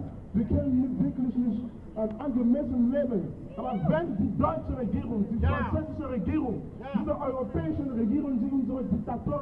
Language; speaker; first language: German; non-native, fluent; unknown